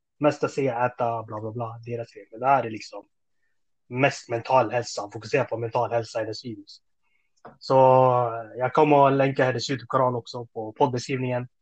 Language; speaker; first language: Swedish; early bilingual, other home language; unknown